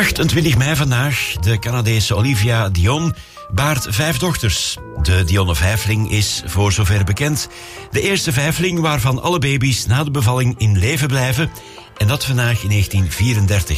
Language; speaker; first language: Dutch; native; Dutch